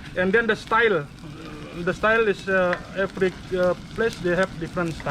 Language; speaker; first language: English; non-native, learner; Indonesian